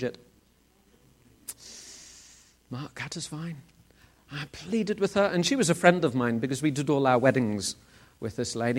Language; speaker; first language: English; native; English